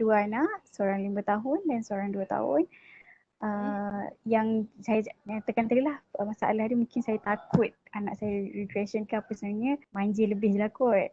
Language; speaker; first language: Malay; native; Malay